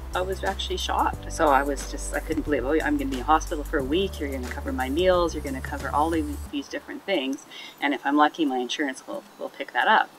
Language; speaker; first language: English; native; English